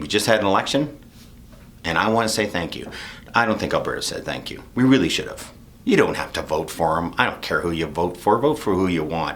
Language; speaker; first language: English; native; English